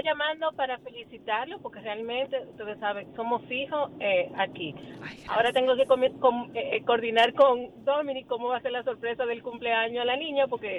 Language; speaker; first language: Spanish; native; Spanish